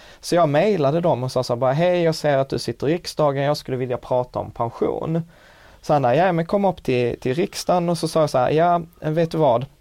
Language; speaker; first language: Swedish; early bilingual, other home language; Czech